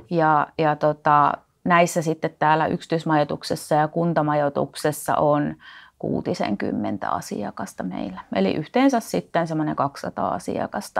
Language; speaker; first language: Finnish; native; Finnish